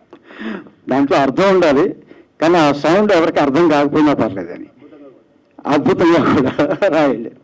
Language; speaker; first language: Telugu; native; Telugu